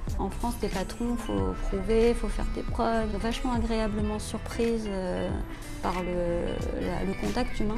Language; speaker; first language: French; early bilingual, other home language; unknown